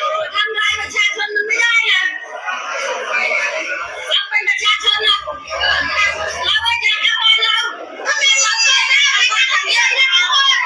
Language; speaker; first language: Thai; non-native, fluent; Khmer